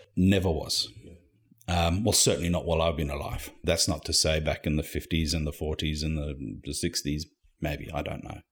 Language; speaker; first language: English; native; English